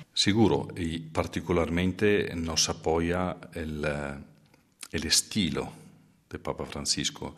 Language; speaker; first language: Spanish; non-native, fluent; Italian